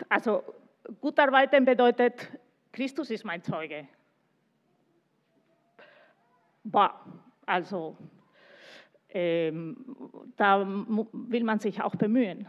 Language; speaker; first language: German; non-native, fluent; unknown